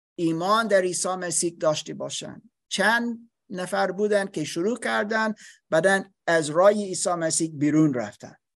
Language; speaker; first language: Persian; non-native, learner; English